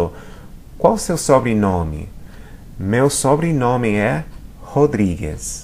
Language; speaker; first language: Portuguese; non-native, fluent; English